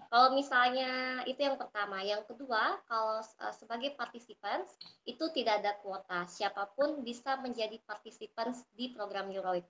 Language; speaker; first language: Indonesian; native; Indonesian